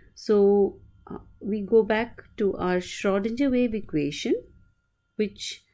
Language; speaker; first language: English; non-native, local second language; Malayalam